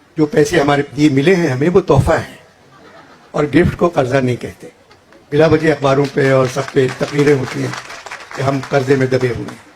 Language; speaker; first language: Urdu; native; Urdu